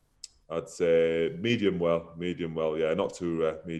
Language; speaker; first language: English; native; English